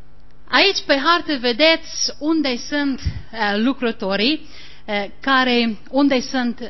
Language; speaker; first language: Romanian; non-native, learner; English